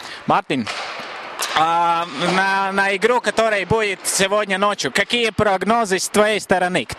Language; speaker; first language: Russian; non-native, local second language; Latvian